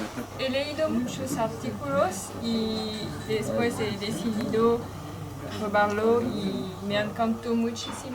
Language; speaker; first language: Spanish; non-native, fluent; French